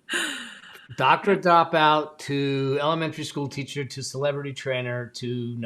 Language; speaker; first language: English; native; English